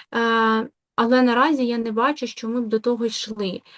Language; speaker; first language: Ukrainian; native; Ukrainian